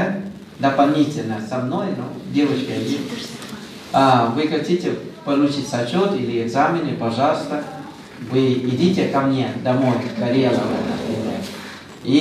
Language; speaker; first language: Russian; non-native, fluent; Thai